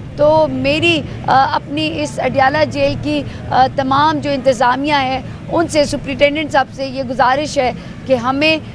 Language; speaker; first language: Urdu; non-native, local second language; Pashto